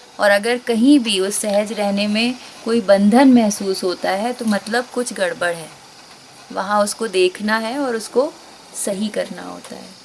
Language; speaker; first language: Hindi; native; Hindi